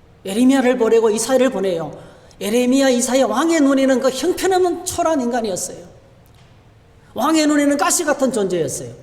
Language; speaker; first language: Korean; native; Korean